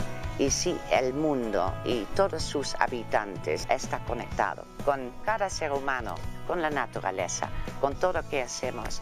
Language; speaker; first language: Spanish; non-native, fluent; Dutch